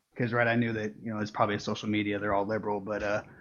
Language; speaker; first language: English; native; English